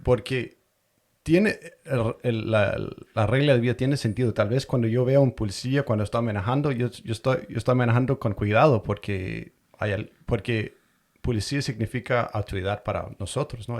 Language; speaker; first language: Spanish; non-native, fluent; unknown